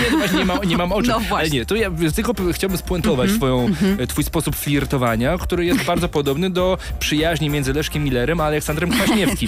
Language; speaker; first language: Polish; native; Polish